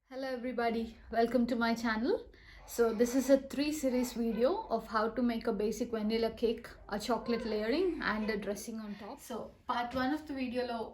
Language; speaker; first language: English; non-native, local second language; Telugu